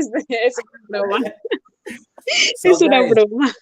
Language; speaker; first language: Spanish; non-native, fluent; English